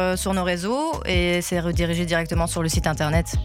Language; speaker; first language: French; native; French